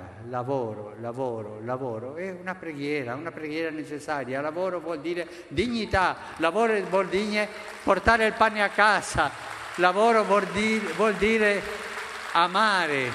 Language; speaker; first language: Italian; non-native, fluent; Spanish